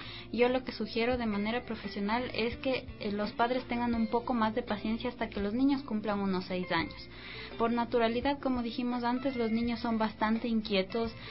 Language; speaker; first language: Spanish; native; Spanish